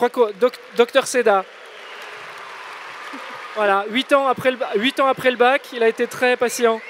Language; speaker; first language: French; native; French